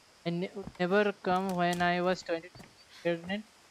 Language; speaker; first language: English; non-native, local second language; Hindi